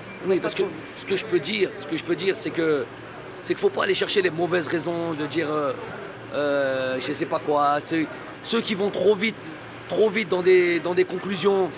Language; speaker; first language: French; native; French